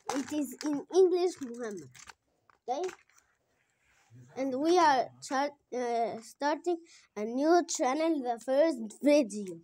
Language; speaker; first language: English; non-native, learner; Arabic